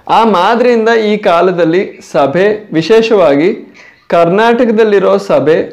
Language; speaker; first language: Kannada; non-native, local second language; Malayalam